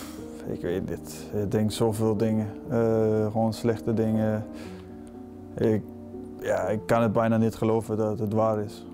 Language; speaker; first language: Dutch; non-native, fluent; Danish